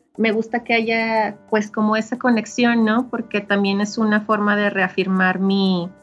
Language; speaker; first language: Spanish; native; Spanish